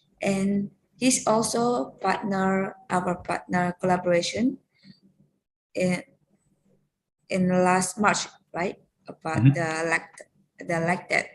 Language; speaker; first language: English; non-native, learner; Indonesian